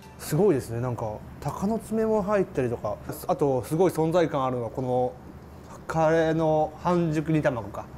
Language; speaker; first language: Japanese; native; Japanese